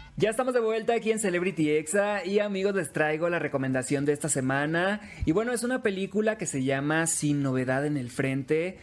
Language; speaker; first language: Spanish; native; Spanish